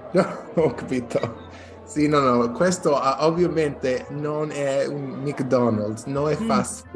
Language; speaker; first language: Italian; non-native, learner; English